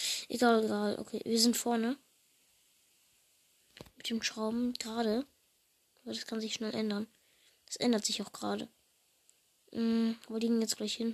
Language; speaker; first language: German; native; German